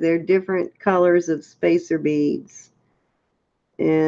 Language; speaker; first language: English; native; English